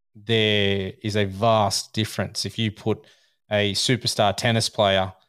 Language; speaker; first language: English; native; English